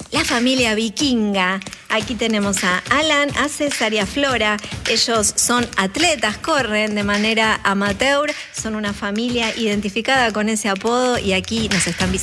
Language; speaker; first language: Spanish; native; Spanish